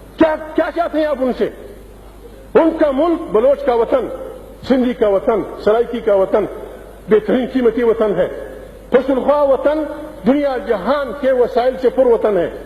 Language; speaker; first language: Urdu; non-native, local second language; Pashto